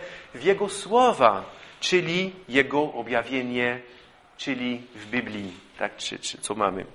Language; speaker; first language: Polish; non-native, fluent; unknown